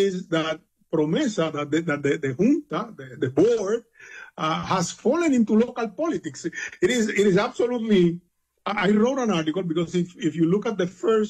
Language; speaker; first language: English; non-native, fluent; Spanish